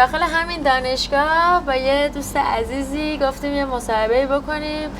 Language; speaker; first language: Persian; native; Persian